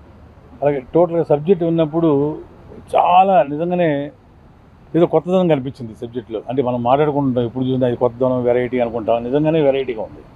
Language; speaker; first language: Telugu; native; Telugu